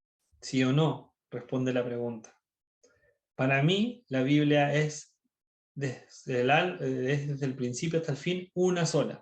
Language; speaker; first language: Spanish; native; Spanish